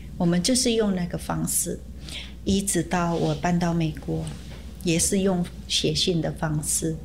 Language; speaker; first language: Chinese; non-native, fluent; Indonesian